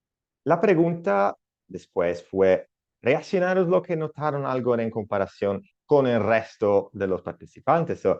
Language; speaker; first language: Spanish; non-native, learner; Italian